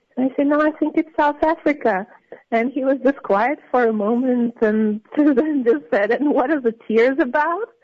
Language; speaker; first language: English; non-native, fluent; Russian